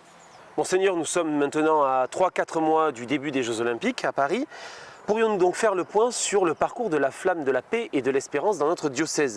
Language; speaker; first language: French; native; French